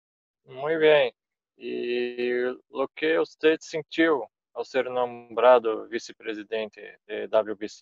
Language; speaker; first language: Spanish; non-native, fluent; Portuguese